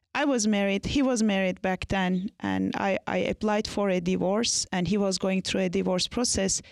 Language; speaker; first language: English; non-native, fluent; Turkish